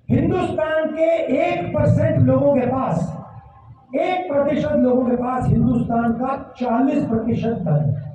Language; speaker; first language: Hindi; native; Hindi